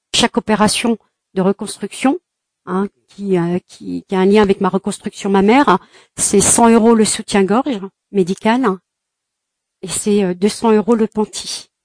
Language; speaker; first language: French; early bilingual, other home language; Kabyle